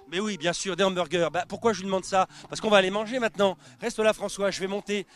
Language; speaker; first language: French; native; French